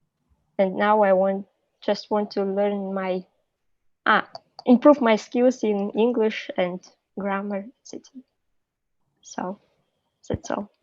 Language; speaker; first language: English; non-native, learner; Russian